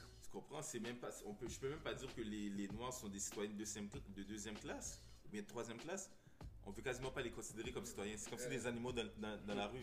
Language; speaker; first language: French; early bilingual, heritage; French